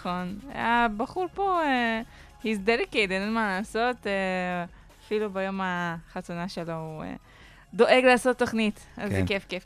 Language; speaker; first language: Hebrew; non-native, local second language; Arabic